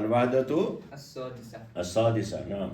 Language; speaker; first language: Arabic; non-native, fluent; Kashmiri